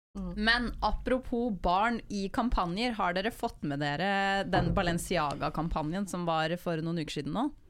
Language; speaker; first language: Norwegian; native; Norwegian